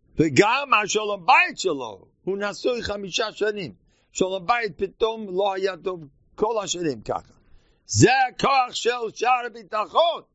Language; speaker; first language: Hebrew; non-native, fluent; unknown